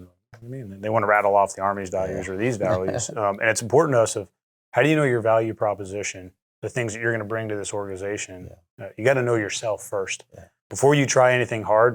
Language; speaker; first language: English; native; English